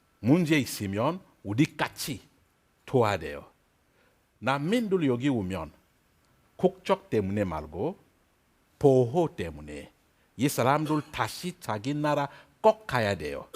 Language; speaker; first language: Korean; non-native, learner; French